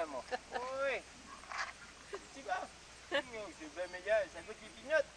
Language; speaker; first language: French; native; French